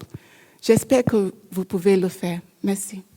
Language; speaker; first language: French; non-native, learner; English